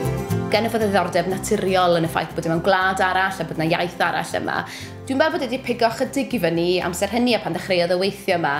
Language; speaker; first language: Welsh; native; Welsh